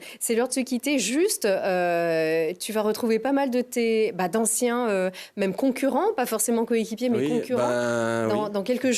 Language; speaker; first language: French; native; French